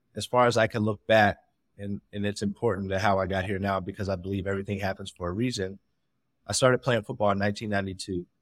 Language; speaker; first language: English; native; English